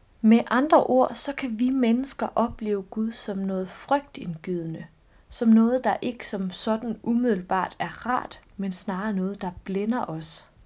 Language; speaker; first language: Danish; native; Danish